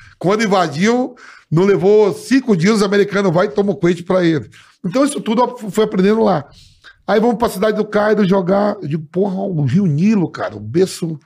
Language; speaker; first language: Portuguese; native; Portuguese